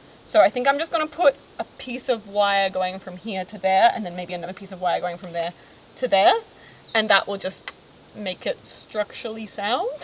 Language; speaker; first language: English; native; English